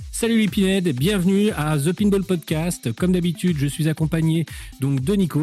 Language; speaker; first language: French; native; French